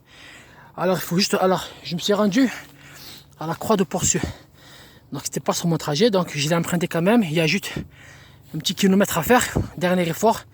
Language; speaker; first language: French; native; French